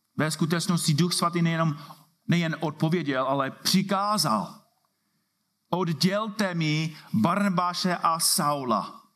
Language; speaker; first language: Czech; non-native, fluent; English